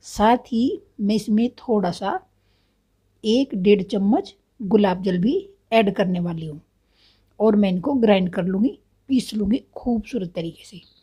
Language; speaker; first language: Hindi; native; Hindi